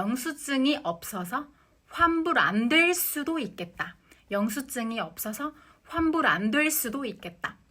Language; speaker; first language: Korean; non-native, fluent; Japanese